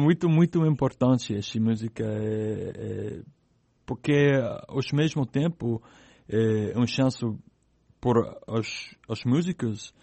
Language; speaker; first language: Portuguese; non-native, learner; English